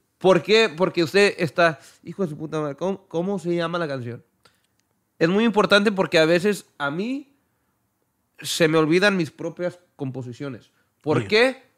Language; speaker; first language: Spanish; early bilingual, heritage; Spanish